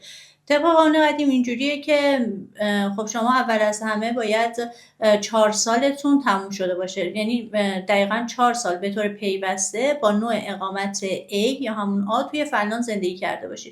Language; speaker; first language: Persian; native; Persian